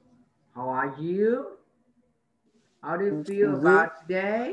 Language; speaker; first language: English; non-native, learner; Vietnamese